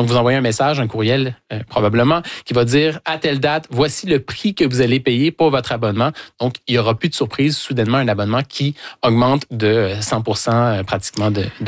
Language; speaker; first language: French; native; French